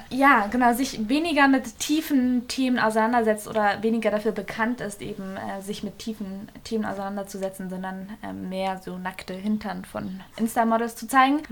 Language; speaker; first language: German; native; German